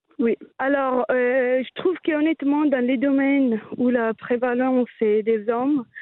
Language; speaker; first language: French; non-native, fluent; Italian